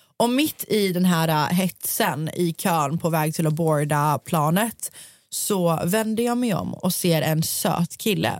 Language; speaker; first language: Swedish; native; Swedish